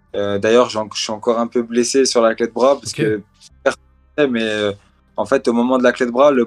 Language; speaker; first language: French; native; French